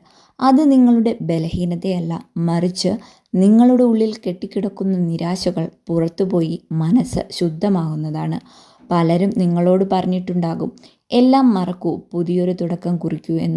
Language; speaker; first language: Malayalam; native; Malayalam